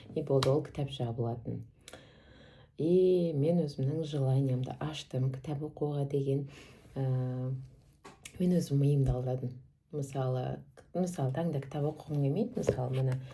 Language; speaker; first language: Kazakh; non-native, local second language; Russian